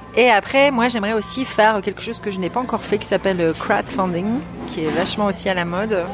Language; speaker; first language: French; native; French